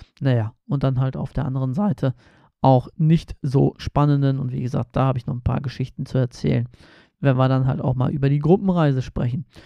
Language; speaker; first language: German; early bilingual, other home language; Polish